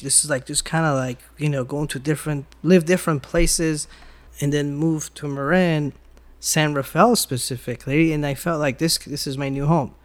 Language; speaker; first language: English; early bilingual, other home language; Persian